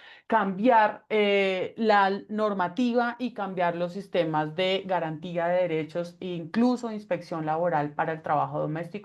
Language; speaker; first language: Spanish; native; Spanish